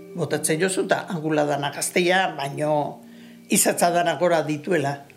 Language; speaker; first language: Basque; native; Basque